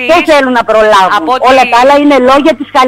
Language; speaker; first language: Greek; native; Greek